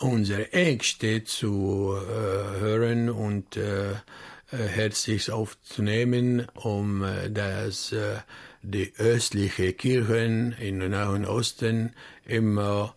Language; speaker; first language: German; non-native, fluent; Arabic